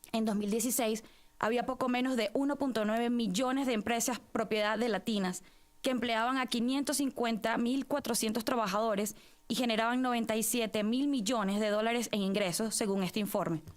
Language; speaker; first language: English; non-native, fluent; Spanish